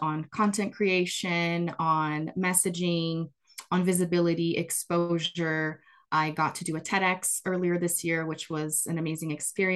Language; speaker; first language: English; non-native, fluent; Portuguese